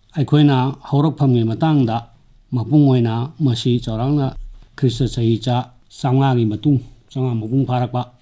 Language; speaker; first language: Manipuri; native; Manipuri